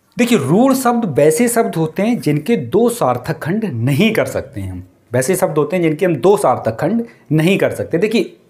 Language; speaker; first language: Hindi; native; Hindi